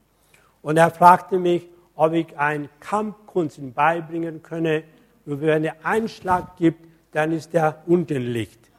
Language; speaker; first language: German; non-native, fluent; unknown